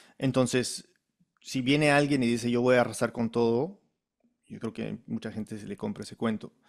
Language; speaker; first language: Spanish; early bilingual, heritage; Spanish